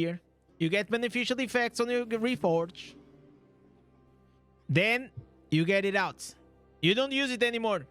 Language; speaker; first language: English; non-native, fluent; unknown